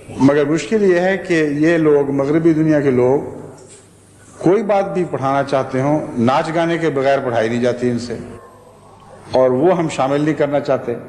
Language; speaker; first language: Urdu; native; Urdu